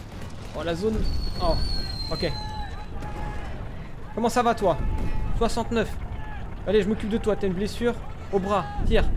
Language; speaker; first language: French; native; French